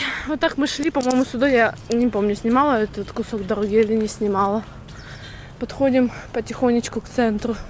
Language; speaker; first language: Russian; native; Russian